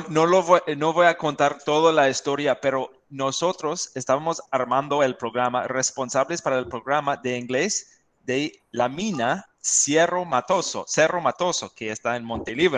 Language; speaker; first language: Spanish; non-native, fluent; English